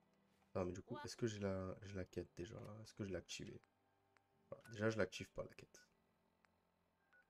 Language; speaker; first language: French; native; French